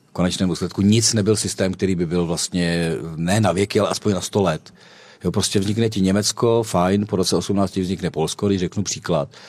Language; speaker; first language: Czech; native; Czech